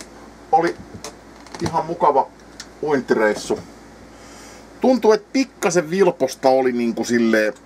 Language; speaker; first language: Finnish; native; Finnish